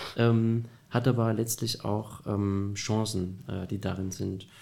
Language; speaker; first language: German; native; German